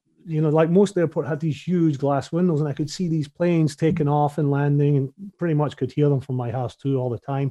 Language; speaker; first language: English; native; English